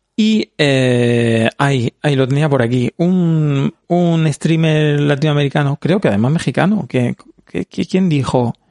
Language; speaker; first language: Spanish; native; Spanish